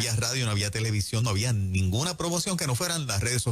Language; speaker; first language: Spanish; native; Spanish